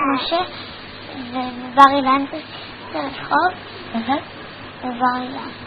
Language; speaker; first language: Hebrew; early bilingual, other home language; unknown